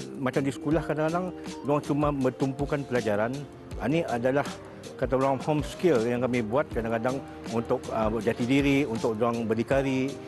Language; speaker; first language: Malay; native; Malay